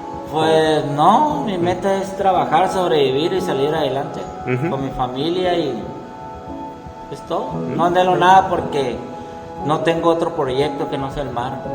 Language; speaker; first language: Spanish; native; Spanish